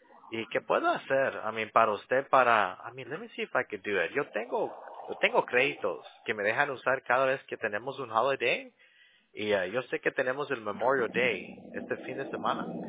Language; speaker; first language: Spanish; early bilingual, heritage; Spanish